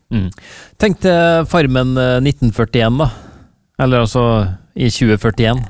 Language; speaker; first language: Norwegian; native; Norwegian